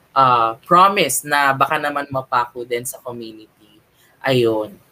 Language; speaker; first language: English; non-native, local second language; Filipino